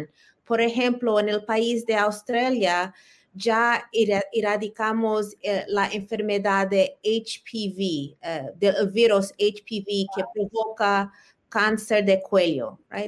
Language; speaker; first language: Spanish; early bilingual, heritage; Spanish